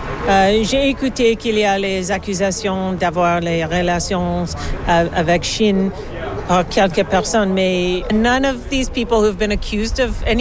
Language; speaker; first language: French; non-native, learner; English